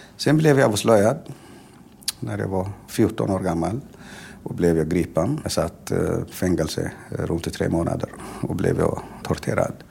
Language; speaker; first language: Swedish; non-native, fluent; Tigrinya